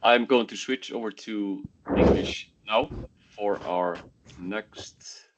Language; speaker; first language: English; non-native, fluent; Icelandic